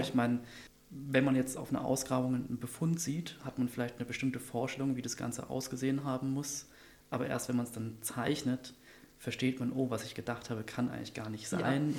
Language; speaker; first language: German; native; German